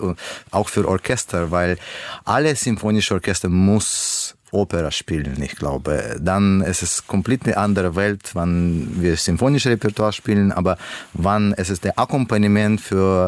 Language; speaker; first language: German; non-native, learner; Russian